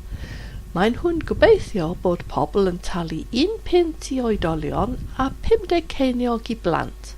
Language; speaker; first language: Welsh; non-native, fluent; English